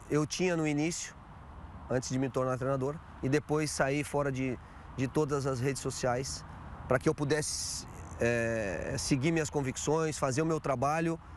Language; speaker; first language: Portuguese; native; Portuguese